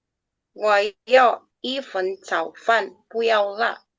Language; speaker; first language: Chinese; non-native, learner; Indonesian